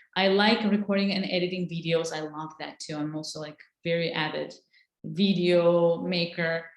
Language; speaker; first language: English; non-native, fluent; Azerbaijani